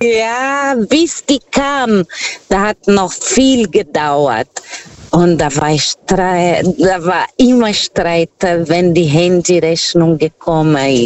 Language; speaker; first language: German; non-native, learner; Portuguese